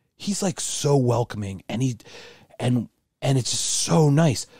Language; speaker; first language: English; native; English